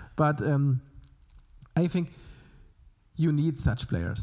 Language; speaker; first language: English; non-native, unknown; German